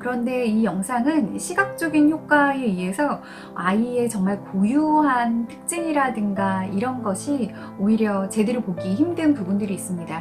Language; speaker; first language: Korean; native; Korean